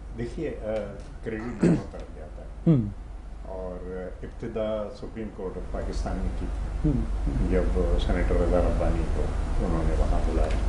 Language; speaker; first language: Urdu; native; Urdu